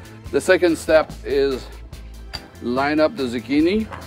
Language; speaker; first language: English; non-native, fluent; French